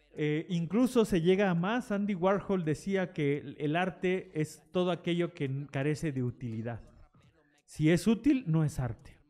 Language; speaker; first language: Spanish; native; Spanish